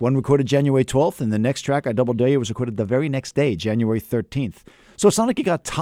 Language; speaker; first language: English; native; English